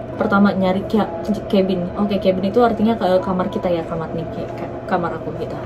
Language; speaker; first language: Indonesian; native; Indonesian